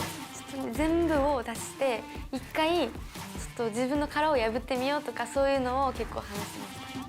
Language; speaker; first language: Japanese; native; Japanese